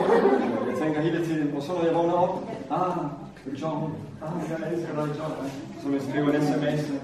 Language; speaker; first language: Danish; non-native, fluent; Vietnamese